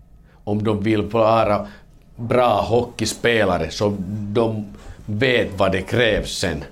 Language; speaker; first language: Swedish; non-native, learner; Finnish